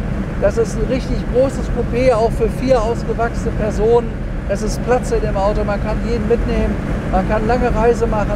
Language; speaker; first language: German; native; German